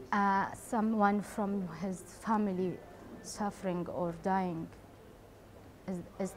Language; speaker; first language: English; non-native, learner; Arabic